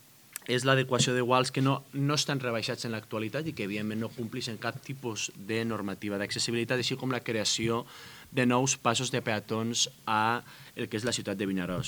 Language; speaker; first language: Catalan; native; Catalan